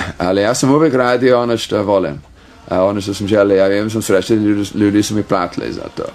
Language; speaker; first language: Serbian; non-native, fluent; English